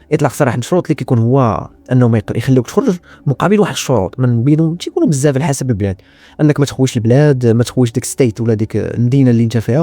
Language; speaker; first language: Arabic; native; Arabic